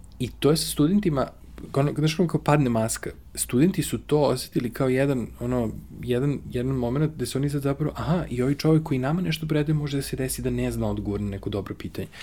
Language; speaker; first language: Serbian; native; Serbian